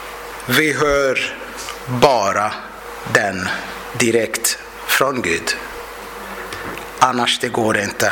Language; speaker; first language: Swedish; non-native, fluent; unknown